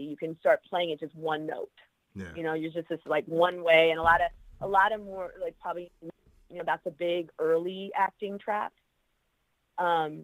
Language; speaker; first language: English; native; English